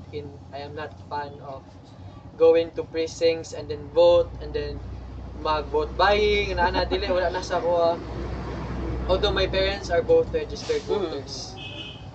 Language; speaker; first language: English; non-native, local second language; Cebuano